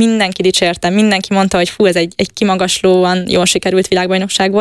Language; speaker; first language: Hungarian; native; Hungarian